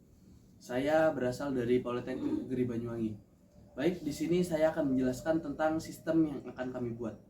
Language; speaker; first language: Indonesian; non-native, local second language; Javanese